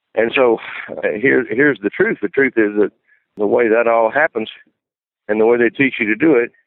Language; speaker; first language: English; native; English